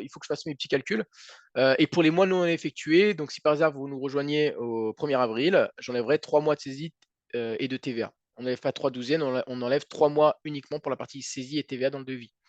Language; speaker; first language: French; native; French